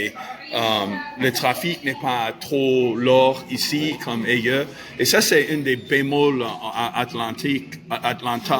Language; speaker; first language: French; non-native, fluent; English